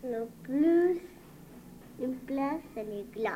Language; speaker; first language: French; early bilingual, heritage; Spanish